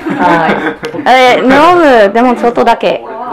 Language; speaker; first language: Japanese; non-native, learner; English